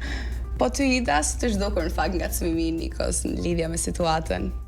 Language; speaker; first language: Albanian; native; Albanian